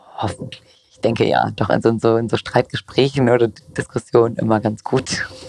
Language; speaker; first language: German; early bilingual, other home language; Greek